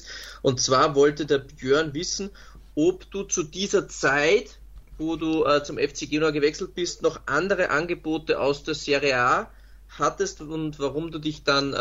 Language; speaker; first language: German; native; German